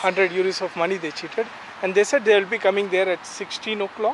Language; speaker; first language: English; non-native, local second language; Telugu